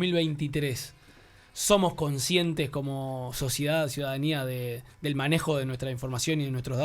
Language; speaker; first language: Spanish; native; Spanish